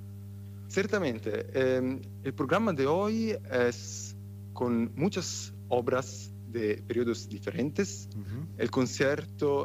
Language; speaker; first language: Spanish; non-native, fluent; Italian